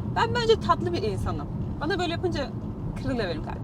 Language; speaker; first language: Turkish; native; Turkish